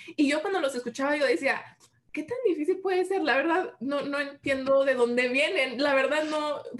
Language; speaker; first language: Spanish; early bilingual, heritage; Spanish